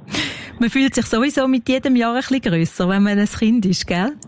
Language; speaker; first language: German; native; German